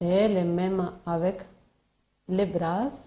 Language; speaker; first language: French; non-native, fluent; Spanish